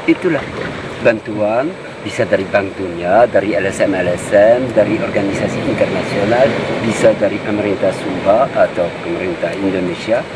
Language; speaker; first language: Indonesian; non-native, fluent; French